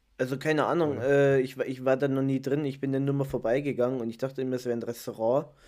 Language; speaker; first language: German; early bilingual, other home language; Italian